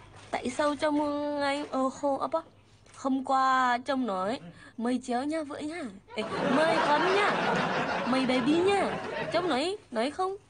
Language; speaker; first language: Vietnamese; non-native, learner; Indonesian